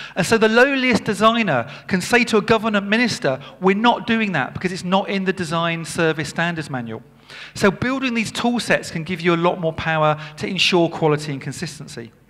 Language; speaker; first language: English; native; English